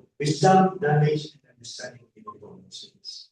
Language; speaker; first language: English; non-native, local second language; Filipino